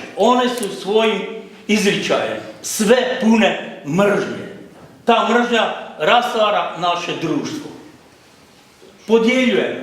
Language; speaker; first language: Croatian; native; Croatian